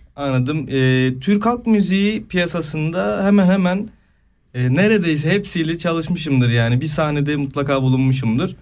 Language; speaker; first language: Turkish; native; Turkish